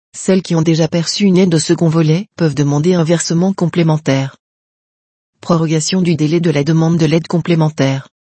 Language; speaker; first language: French; native; French